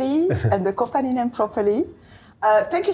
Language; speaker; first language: English; non-native, fluent; French